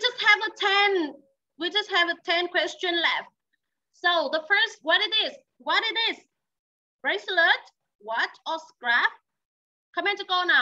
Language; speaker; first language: English; non-native, learner; Vietnamese